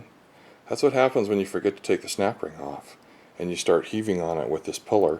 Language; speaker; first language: English; native; English